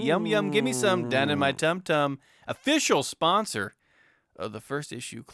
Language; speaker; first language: English; native; English